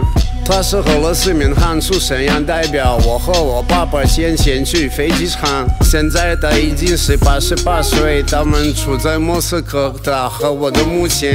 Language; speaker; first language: Chinese; early bilingual, heritage; Russian